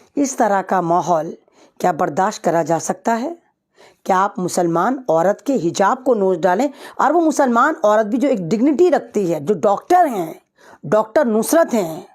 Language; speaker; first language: Urdu; native; Urdu